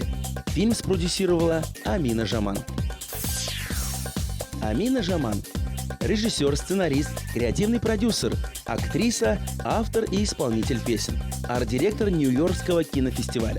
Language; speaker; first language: Russian; native; Russian